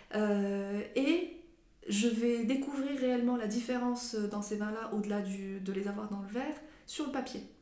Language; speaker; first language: French; non-native, local second language; Arabic